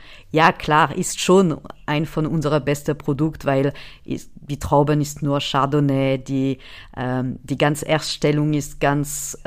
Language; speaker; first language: German; non-native, fluent; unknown